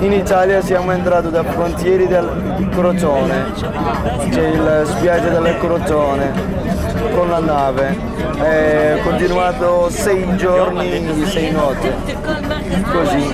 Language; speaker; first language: Italian; non-native, learner; Kurdish